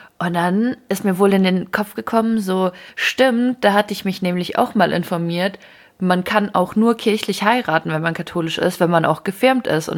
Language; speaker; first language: German; early bilingual, other home language; Ukrainian